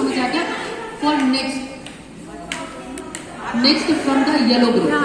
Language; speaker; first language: Hindi; native; Hindi